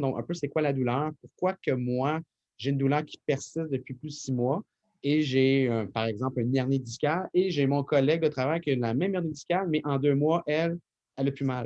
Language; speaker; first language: French; native; French